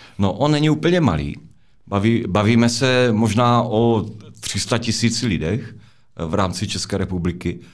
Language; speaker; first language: Czech; native; Czech